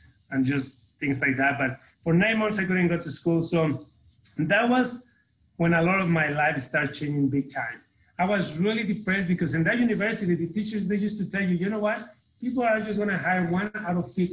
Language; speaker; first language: English; non-native, fluent; Spanish